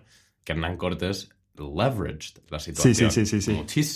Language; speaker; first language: Spanish; native; Spanish